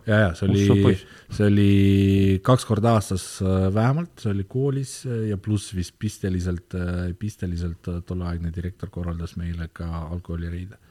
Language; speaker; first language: Estonian; non-native, local second language; Russian